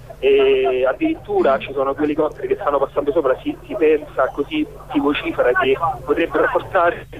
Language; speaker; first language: Italian; native; Italian